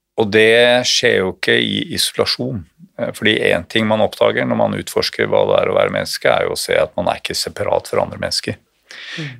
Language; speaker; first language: Norwegian; native; Norwegian